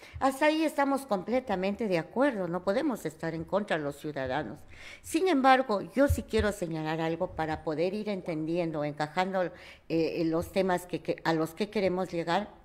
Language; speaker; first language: Spanish; native; Spanish